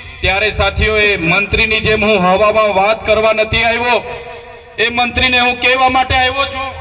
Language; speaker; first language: Gujarati; non-native, local second language; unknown